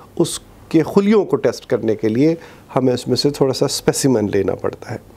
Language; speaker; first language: Urdu; non-native, local second language; Pashto